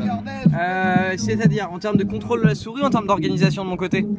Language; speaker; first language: French; native; French